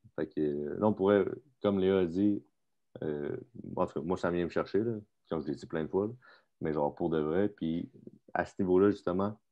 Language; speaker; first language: French; native; French